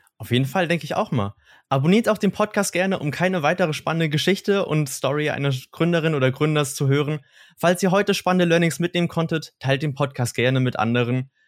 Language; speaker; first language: German; native; German